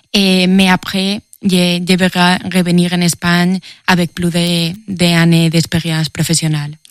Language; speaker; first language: French; non-native, learner; Spanish